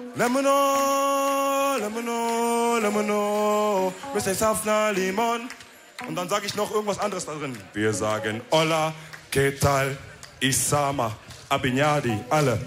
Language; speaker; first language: German; early bilingual, other home language; Wolof